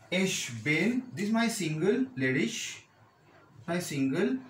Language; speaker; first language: German; non-native, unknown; Hindi